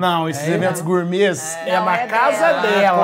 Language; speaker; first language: Portuguese; native; Portuguese